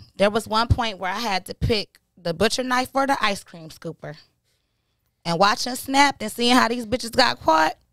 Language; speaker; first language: English; native; English